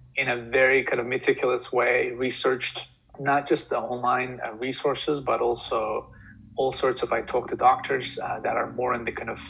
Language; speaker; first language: English; non-native, fluent; Turkish